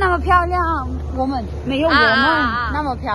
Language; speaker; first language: Chinese; non-native, learner; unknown